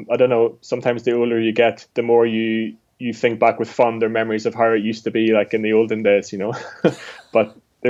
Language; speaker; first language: English; native; English